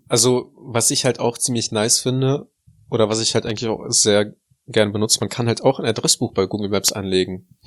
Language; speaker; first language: German; early bilingual, other home language; Russian